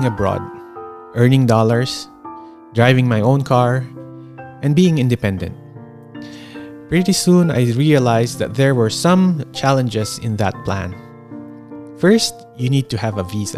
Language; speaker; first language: English; non-native, local second language; Filipino